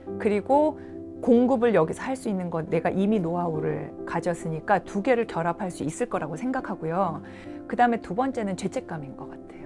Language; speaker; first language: Korean; native; Korean